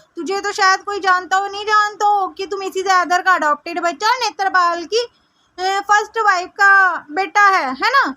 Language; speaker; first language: Hindi; native; Hindi